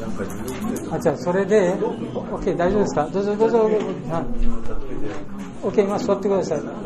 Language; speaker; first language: Japanese; non-native, fluent; Bangla